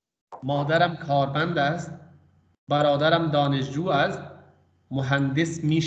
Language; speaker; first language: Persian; non-native, fluent; Urdu